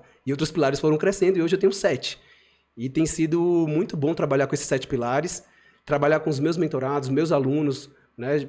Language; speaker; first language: Portuguese; native; Portuguese